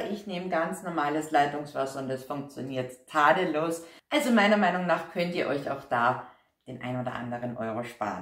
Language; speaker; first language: German; native; German